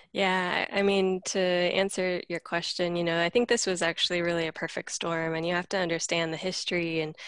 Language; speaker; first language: English; native; English